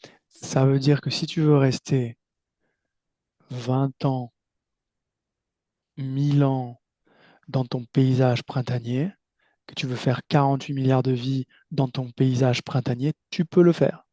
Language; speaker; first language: French; native; French